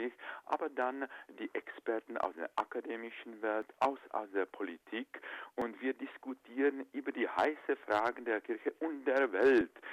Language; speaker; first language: German; non-native, fluent; Czech